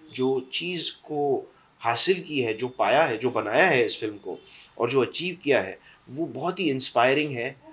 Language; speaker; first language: Hindi; non-native, local second language; English